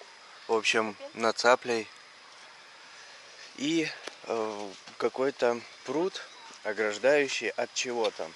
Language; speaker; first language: Russian; native; Russian